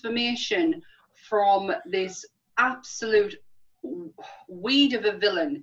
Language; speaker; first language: English; native; English